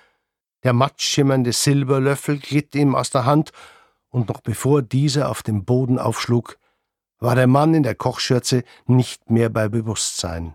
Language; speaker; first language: German; native; German